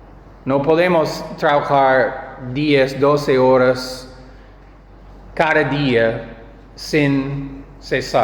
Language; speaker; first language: Spanish; non-native, fluent; English